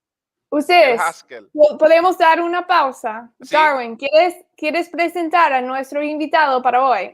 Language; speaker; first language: Spanish; non-native, fluent; English